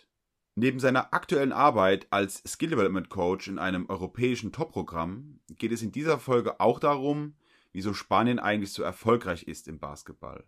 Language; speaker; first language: German; native; German